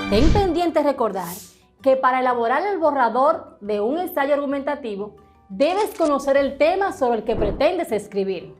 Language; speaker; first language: Spanish; native; Spanish